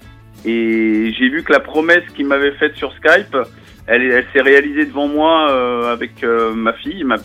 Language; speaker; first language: French; native; French